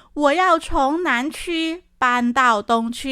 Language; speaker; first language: Chinese; non-native, fluent; Thai